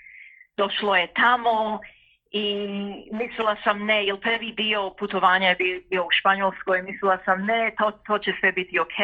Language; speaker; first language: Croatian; early bilingual, heritage; Croatian